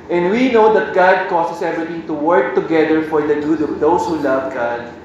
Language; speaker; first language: English; non-native, local second language; Filipino